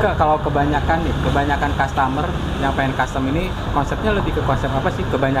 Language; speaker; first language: Indonesian; native; Indonesian